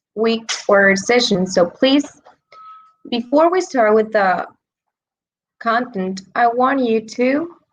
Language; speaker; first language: English; non-native, fluent; Spanish